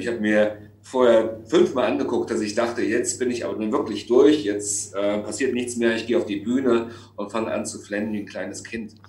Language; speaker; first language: German; native; German